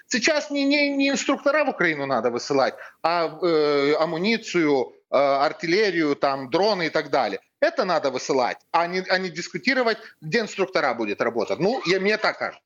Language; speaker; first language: Russian; non-native, fluent; Lithuanian